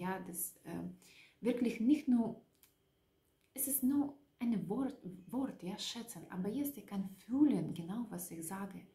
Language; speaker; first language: German; non-native, learner; Russian